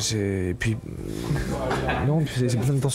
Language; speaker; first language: French; native; French